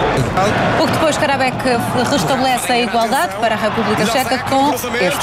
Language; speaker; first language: Portuguese; native; Portuguese